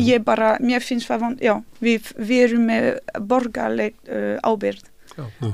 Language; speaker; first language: Icelandic; non-native, fluent; Bosnian